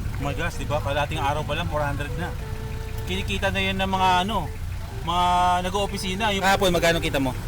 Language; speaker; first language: Filipino; native; Filipino